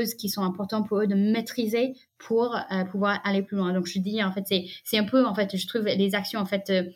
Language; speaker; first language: French; non-native, fluent; English